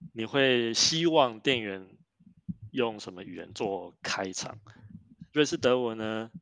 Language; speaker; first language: Chinese; non-native, local second language; Min Nan Chinese